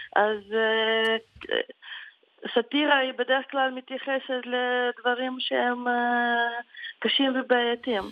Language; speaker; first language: Hebrew; non-native, fluent; Ukrainian